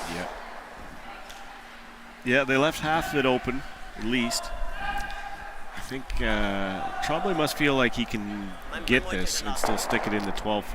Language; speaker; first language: English; native; English